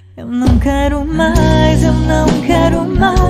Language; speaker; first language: Spanish; native; Spanish